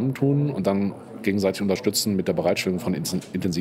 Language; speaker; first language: German; native; German